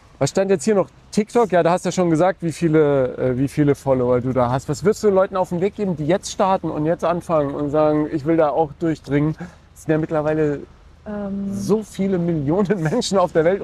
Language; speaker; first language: German; native; German